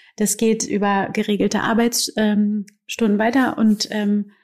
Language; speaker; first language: German; native; German